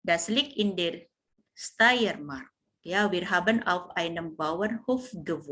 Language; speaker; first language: German; non-native, fluent; Indonesian